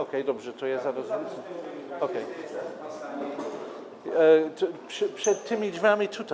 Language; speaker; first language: Polish; non-native, learner; English